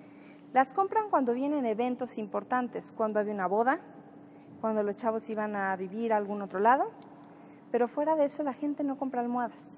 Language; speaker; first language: Spanish; native; Spanish